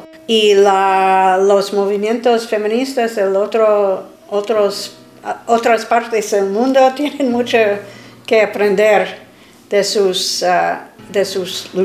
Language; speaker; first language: Spanish; non-native, fluent; English